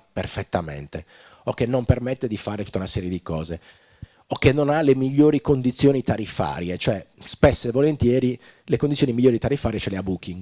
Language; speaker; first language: Italian; native; Italian